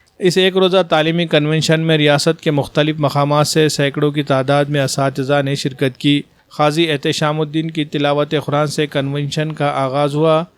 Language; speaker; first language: Urdu; native; Urdu